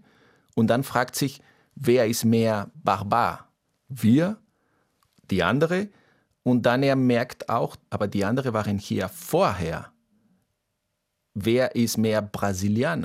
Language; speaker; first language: German; non-native, fluent; Portuguese